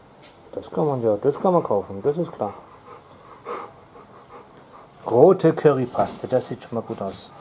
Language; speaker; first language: German; native; German